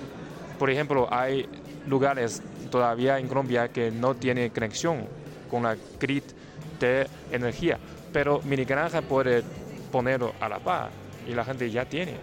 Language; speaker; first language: Spanish; non-native, learner; Chinese